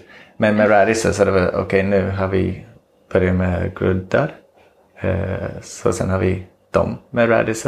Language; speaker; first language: Swedish; non-native, fluent; English